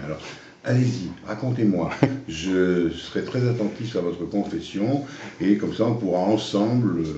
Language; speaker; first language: French; native; French